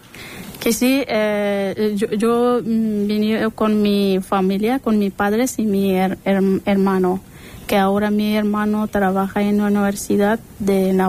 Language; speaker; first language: Spanish; non-native, learner; Persian